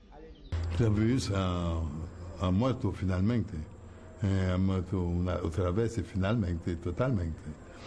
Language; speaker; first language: Spanish; non-native, fluent; Haitian Creole